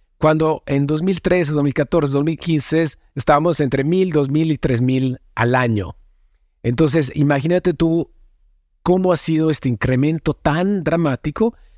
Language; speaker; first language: Spanish; non-native, fluent; Italian